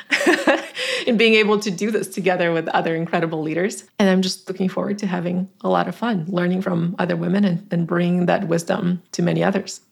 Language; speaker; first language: English; non-native, fluent; Tajik